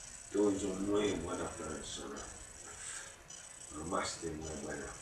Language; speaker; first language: Spanish; non-native, learner; Italian